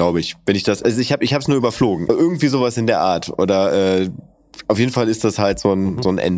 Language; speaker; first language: German; native; German